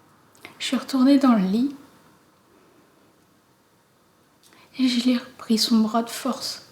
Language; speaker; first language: French; native; French